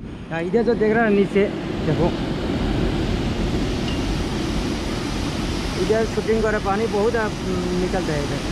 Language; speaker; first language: Hindi; non-native, local second language; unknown